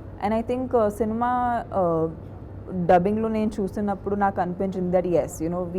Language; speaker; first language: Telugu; non-native, local second language; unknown